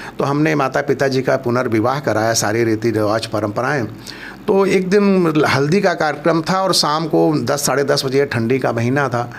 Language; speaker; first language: Hindi; non-native, local second language; Awadhi